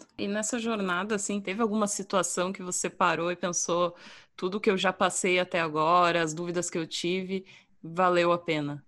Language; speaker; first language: Portuguese; native; Portuguese